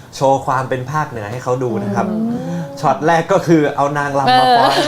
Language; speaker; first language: Thai; native; Thai